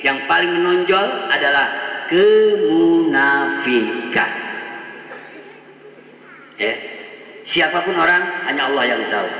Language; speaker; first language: Indonesian; non-native, local second language; Sundanese